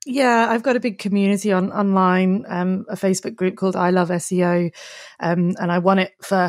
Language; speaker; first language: English; native; English